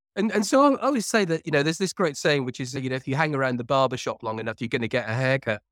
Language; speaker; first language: English; native; English